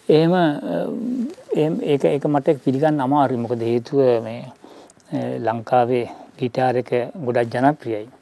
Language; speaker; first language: Sinhala; native; Sinhala